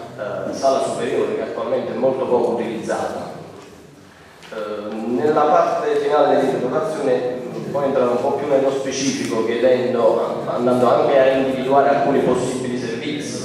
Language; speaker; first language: Italian; native; Italian